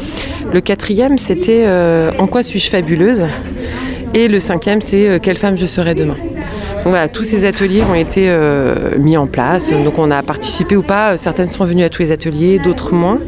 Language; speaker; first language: French; native; French